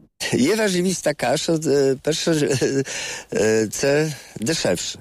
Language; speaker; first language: Ukrainian; non-native, fluent; Polish